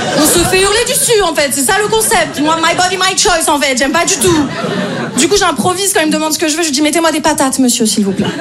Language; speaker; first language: French; native; French